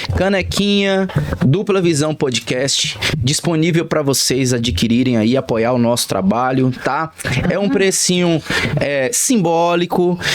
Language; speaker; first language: Portuguese; native; Portuguese